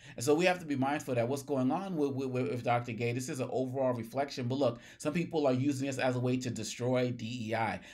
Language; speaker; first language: English; native; English